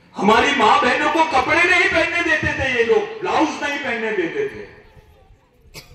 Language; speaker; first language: Hindi; non-native, local second language; Marathi